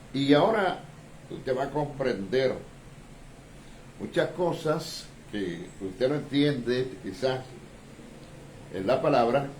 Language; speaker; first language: Spanish; native; Spanish